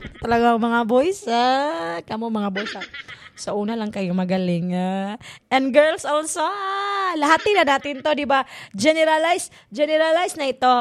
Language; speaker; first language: Filipino; non-native, local second language; Cebuano